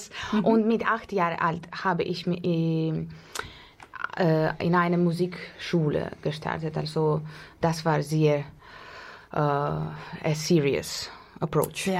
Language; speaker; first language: German; non-native, fluent; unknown